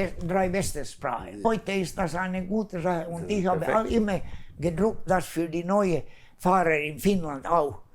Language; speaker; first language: German; non-native, fluent; Finnish